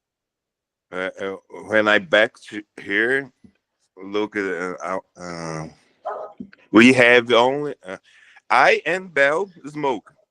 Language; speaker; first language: English; non-native, learner; Portuguese